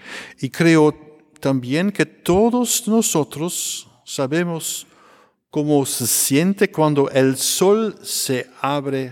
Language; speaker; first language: Spanish; non-native, fluent; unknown